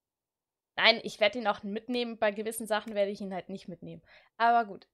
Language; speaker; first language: German; native; German